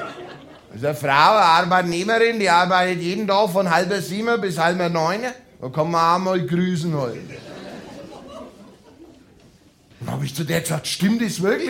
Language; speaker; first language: German; native; German